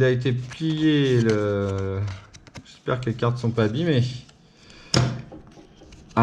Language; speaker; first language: French; native; French